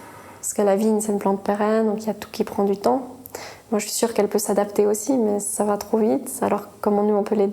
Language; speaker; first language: French; native; French